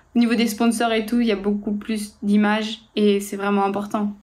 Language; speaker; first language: French; native; French